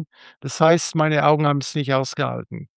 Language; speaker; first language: German; non-native, fluent; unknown